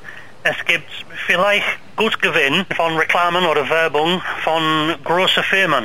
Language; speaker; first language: German; non-native, learner; English